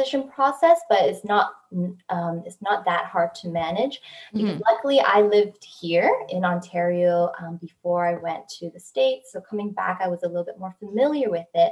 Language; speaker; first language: English; native; English